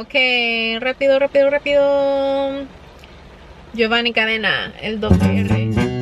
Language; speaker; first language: Spanish; early bilingual, heritage; Spanish